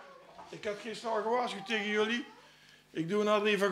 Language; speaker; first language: Dutch; native; Dutch